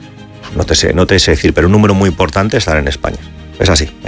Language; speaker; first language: Spanish; native; Spanish